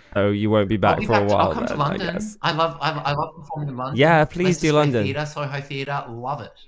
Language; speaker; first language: English; native; English